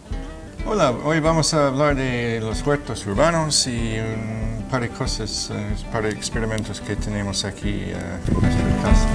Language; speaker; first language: Spanish; non-native, fluent; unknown